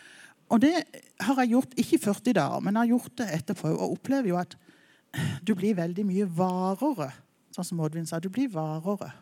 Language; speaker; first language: Norwegian; native; Norwegian